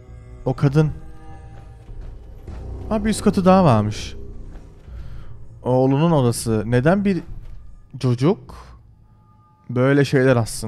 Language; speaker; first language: Turkish; early bilingual, heritage; Turkish